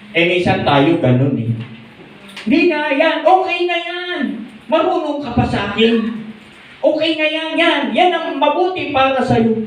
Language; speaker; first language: Filipino; non-native, local second language; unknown